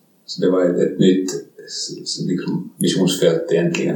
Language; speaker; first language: Swedish; native; Swedish